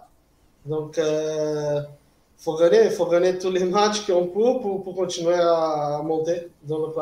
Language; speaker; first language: French; non-native, fluent; Portuguese